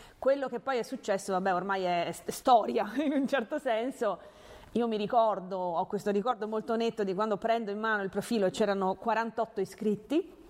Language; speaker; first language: Italian; early bilingual, other home language; Hungarian